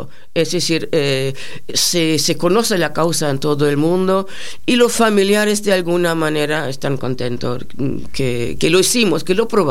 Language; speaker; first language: Spanish; non-native, fluent; German